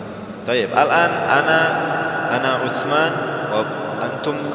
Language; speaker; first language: Arabic; non-native, fluent; Indonesian